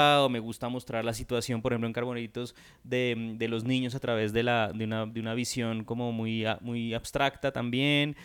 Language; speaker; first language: Spanish; native; Spanish